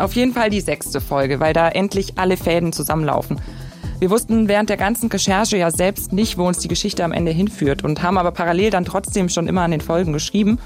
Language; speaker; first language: German; native; German